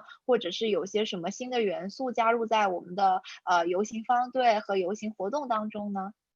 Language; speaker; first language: Chinese; native; Chinese